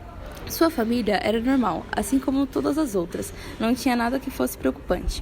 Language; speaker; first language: Portuguese; native; Portuguese